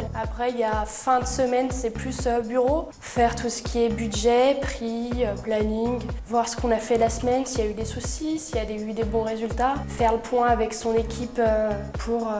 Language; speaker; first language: French; native; French